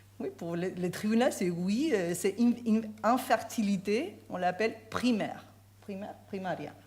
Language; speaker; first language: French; non-native, fluent; Spanish